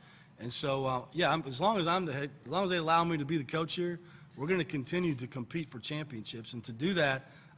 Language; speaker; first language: English; native; English